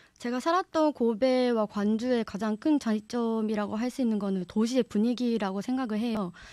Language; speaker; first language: Korean; non-native, fluent; Japanese